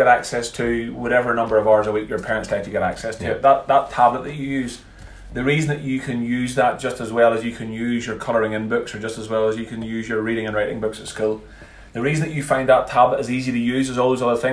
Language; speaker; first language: English; native; English